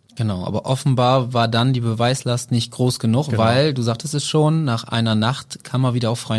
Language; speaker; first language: German; native; German